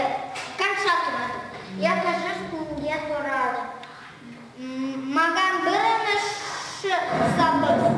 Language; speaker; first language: Kazakh; non-native, local second language; Russian